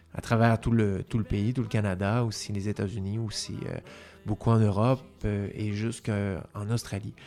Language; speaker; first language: French; native; French